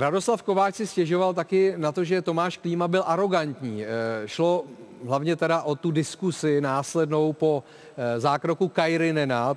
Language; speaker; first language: Czech; native; Czech